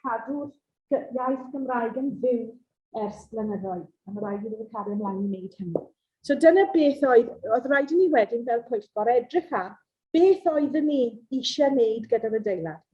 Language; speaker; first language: Welsh; non-native, local second language; English